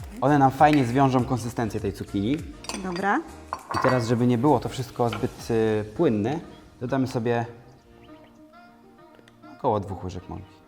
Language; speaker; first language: Polish; native; Polish